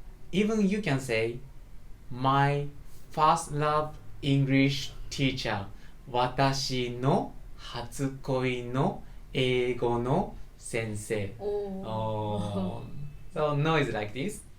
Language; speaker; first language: English; non-native, learner; Japanese